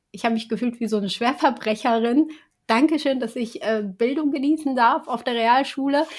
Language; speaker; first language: German; early bilingual, other home language; Kurdish